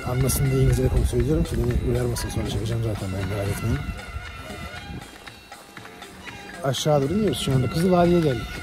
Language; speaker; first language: Turkish; native; Turkish